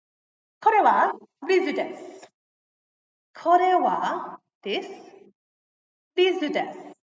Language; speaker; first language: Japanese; non-native, fluent; English